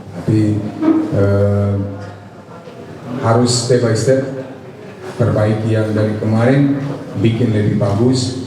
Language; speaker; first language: Indonesian; non-native, fluent; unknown